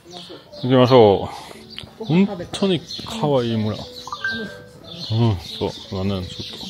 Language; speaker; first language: Japanese; non-native, learner; French